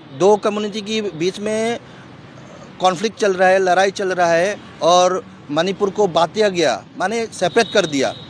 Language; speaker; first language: Hindi; non-native, local second language; Manipuri